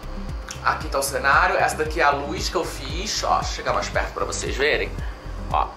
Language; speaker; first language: Portuguese; native; Portuguese